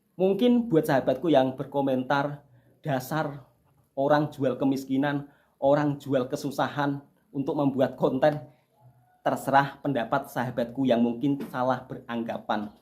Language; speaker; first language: Indonesian; native; Indonesian